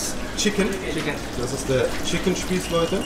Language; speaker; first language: German; native; German